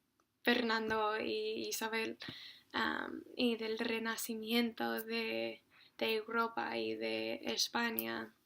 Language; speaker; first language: Spanish; non-native, fluent; English